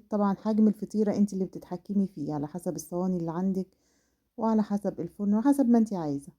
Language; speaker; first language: Arabic; native; Arabic